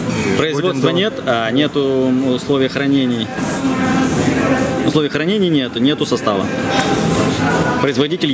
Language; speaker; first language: Russian; native; Russian